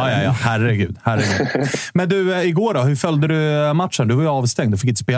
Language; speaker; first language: Swedish; native; Swedish